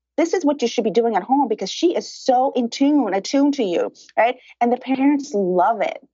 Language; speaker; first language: English; early bilingual, other home language; Spanish